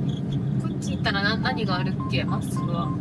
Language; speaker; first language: Japanese; native; Japanese